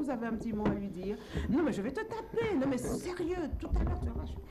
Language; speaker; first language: French; native; French